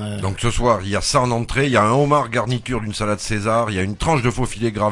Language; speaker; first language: French; native; French